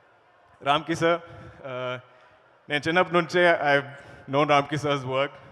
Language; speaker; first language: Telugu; non-native, learner; Malayalam